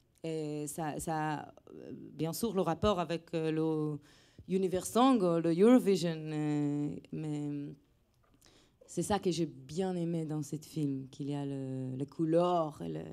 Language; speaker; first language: French; non-native, fluent; Hebrew